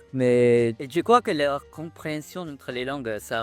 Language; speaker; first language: French; non-native, learner; Filipino